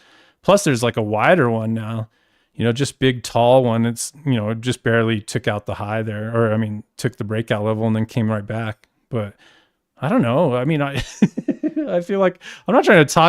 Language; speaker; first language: English; native; English